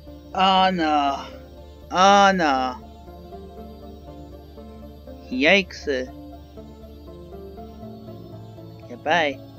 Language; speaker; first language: Japanese; non-native, learner; English